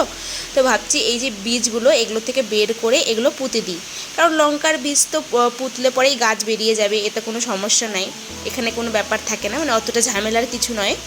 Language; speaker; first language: Bangla; native; Bangla